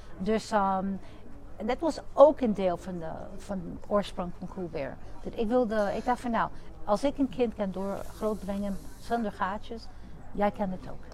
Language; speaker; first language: Dutch; non-native, fluent; English